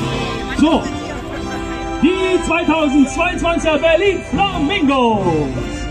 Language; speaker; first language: German; native; German